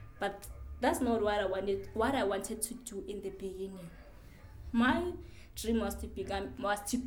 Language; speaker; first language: English; non-native, local second language; Northern Sotho